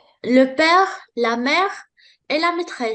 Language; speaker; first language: French; non-native, learner; Arabic